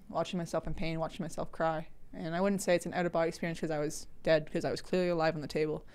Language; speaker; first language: English; native; English